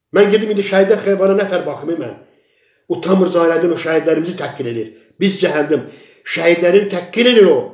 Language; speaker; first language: Azerbaijani; non-native, local second language; Talysh